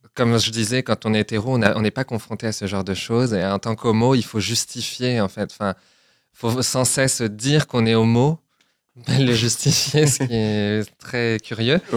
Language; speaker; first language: French; native; French